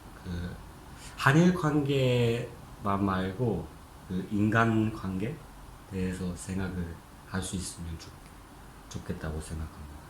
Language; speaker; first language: Korean; non-native, fluent; Japanese